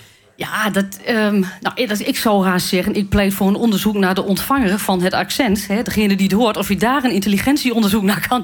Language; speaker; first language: Dutch; native; Dutch